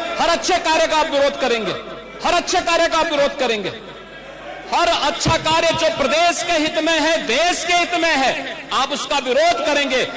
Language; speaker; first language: Hindi; native; Hindi